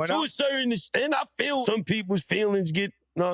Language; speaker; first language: English; native; English